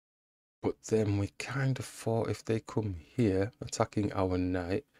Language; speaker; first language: English; native; English